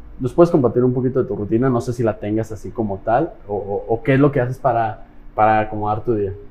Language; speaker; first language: Spanish; native; Spanish